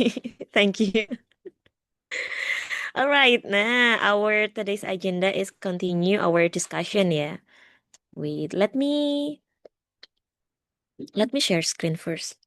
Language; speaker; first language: English; non-native, learner; Indonesian